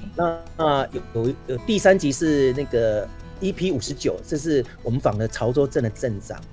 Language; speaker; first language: Chinese; non-native, local second language; Min Nan Chinese